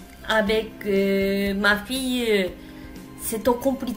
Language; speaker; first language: French; non-native, learner; Japanese